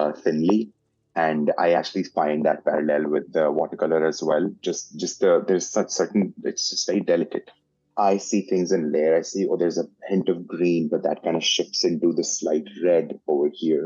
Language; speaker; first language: English; non-native, local second language; Hindi